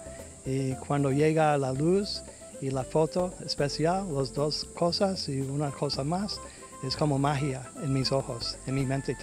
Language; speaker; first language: Spanish; non-native, learner; English